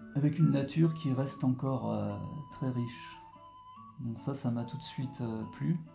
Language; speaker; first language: French; native; French